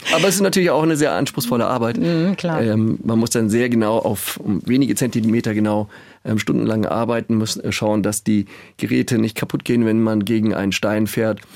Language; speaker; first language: German; native; German